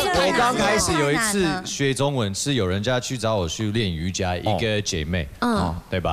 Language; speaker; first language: Chinese; non-native, fluent; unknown